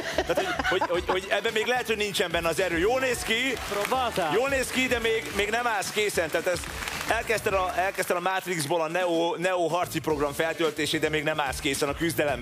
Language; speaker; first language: Hungarian; native; Hungarian